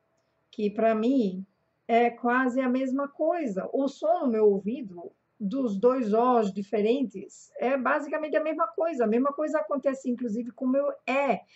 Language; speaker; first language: Portuguese; non-native, fluent; German